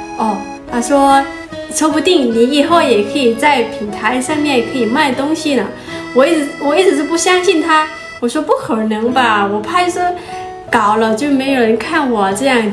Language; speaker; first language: Chinese; non-native, fluent; Lao